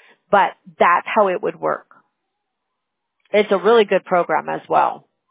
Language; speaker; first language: English; early bilingual, other home language; Spanish